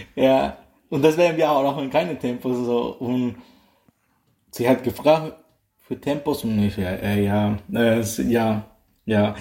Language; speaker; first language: German; non-native, learner; Spanish